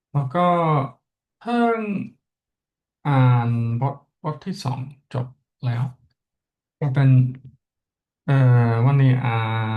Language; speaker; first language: Thai; non-native, learner; English